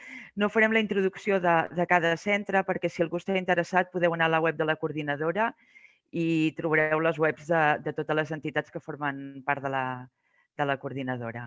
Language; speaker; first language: Catalan; native; Catalan